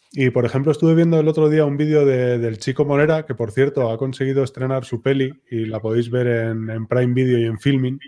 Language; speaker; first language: Spanish; native; Spanish